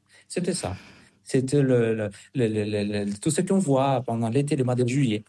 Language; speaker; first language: French; non-native, fluent; Spanish